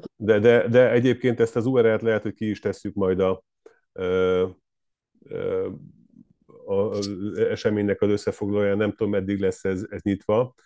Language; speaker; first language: Hungarian; native; Hungarian